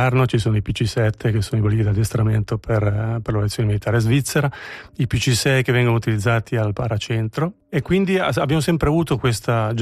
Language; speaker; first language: Italian; native; Italian